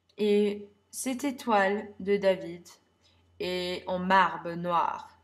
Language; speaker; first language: French; non-native, learner; English